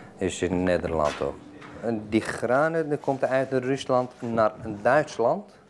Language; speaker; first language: Dutch; non-native, fluent; Turkish